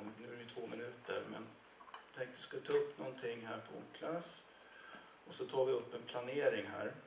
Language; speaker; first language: Swedish; native; Swedish